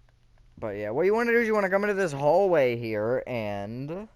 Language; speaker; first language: English; native; English